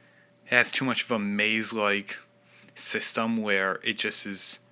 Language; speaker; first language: English; native; English